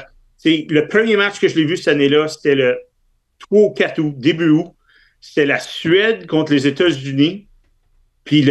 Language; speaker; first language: French; native; French